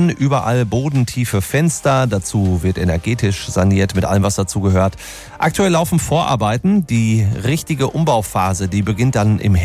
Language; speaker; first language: German; native; German